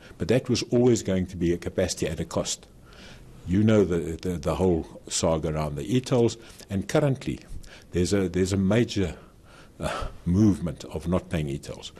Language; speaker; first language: English; non-native, local second language; Afrikaans